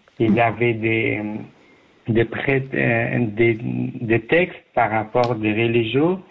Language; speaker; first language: French; non-native, learner; Persian